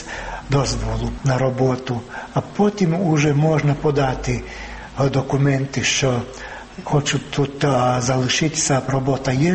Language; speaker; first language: Ukrainian; non-native, fluent; Finnish